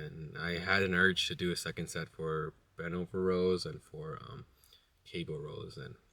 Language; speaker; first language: English; native; English